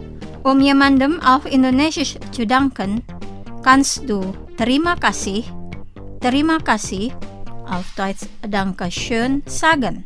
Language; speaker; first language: German; non-native, fluent; Indonesian